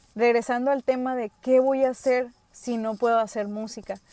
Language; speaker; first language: Spanish; early bilingual, other home language; English